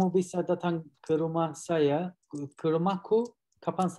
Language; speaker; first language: Indonesian; non-native, learner; Turkish